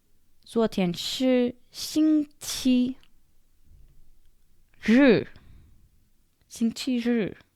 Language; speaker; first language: Chinese; non-native, learner; English